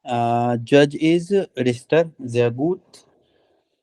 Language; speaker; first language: German; non-native, fluent; Hindi